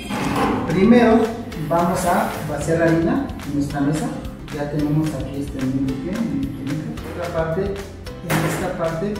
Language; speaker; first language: Spanish; native; Spanish